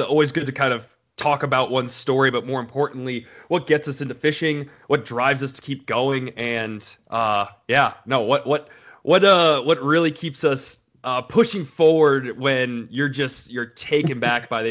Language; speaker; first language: English; native; English